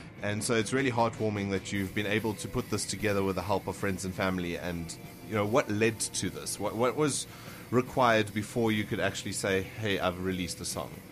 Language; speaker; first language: English; non-native, local second language; Afrikaans